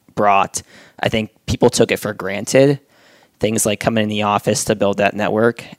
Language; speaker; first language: English; native; English